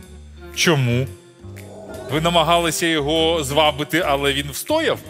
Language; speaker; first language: Ukrainian; native; Ukrainian